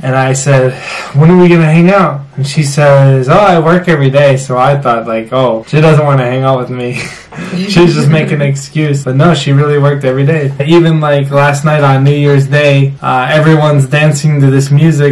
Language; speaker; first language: English; native; English